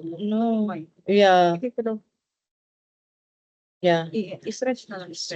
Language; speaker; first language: English; non-native, local second language; Cebuano